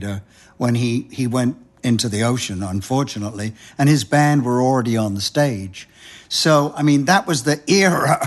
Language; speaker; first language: English; native; English